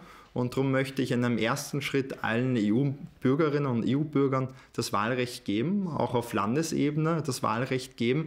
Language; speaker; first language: German; native; German